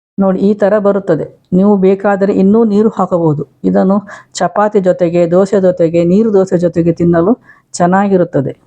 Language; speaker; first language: Kannada; non-native, local second language; Konkani